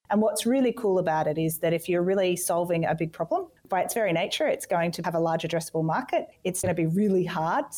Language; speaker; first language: English; native; English